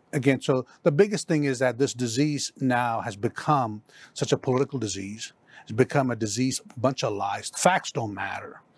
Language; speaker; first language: English; non-native, local second language; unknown